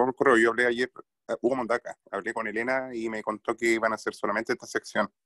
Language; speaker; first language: Spanish; native; Spanish